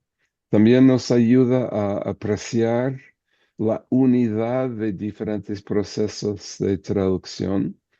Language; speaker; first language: Spanish; non-native, fluent; English